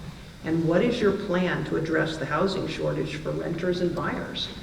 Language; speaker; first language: English; native; English